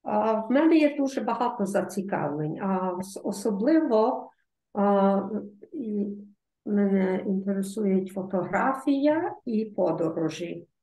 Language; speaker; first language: Ukrainian; early bilingual, heritage; Ukrainian